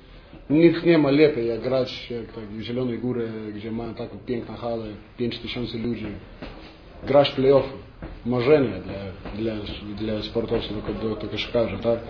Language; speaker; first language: Polish; non-native, fluent; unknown